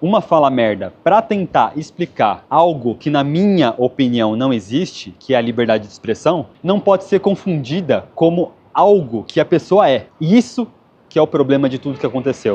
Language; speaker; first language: Portuguese; native; Portuguese